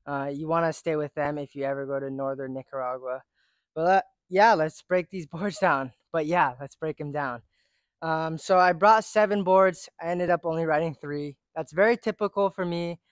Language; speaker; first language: English; early bilingual, other home language; Japanese